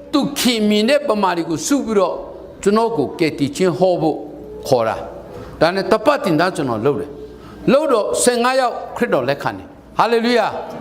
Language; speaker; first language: Burmese; non-native, local second language; Hakha Chin